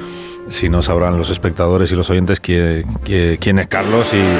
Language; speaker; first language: Spanish; native; Spanish